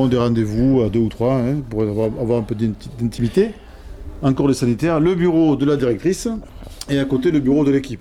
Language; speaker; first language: French; native; French